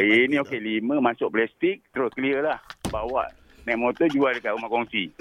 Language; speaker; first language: Malay; native; Malay